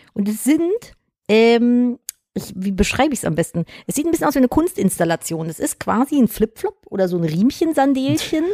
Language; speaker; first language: German; native; German